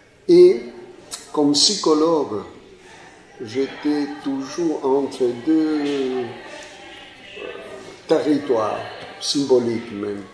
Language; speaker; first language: French; non-native, fluent; Spanish